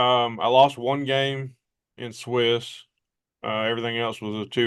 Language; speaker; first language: English; native; English